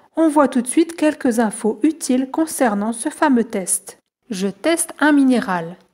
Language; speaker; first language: French; native; French